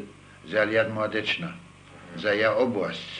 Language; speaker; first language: Hebrew; non-native, fluent; Yiddish